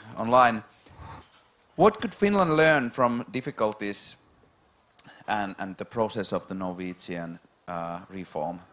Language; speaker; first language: English; non-native, fluent; Finnish